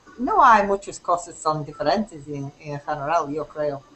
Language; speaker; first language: Spanish; non-native, learner; English